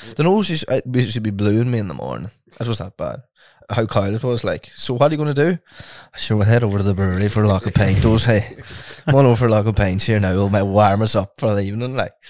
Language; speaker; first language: English; native; English